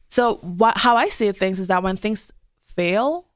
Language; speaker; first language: English; non-native, local second language; French